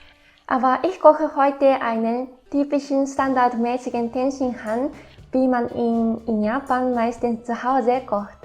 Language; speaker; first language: German; non-native, fluent; Japanese